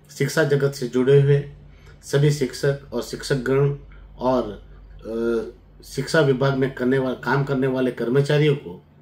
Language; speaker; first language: Hindi; non-native, local second language; Gujarati